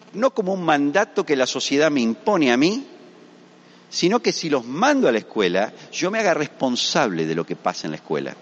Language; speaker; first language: Spanish; native; Spanish